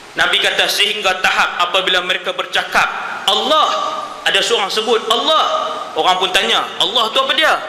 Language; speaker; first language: Malay; native; Malay